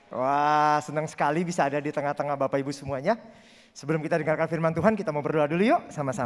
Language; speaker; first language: Indonesian; native; Indonesian